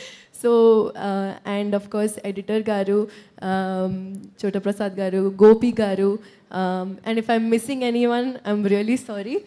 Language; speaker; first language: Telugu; non-native, local second language; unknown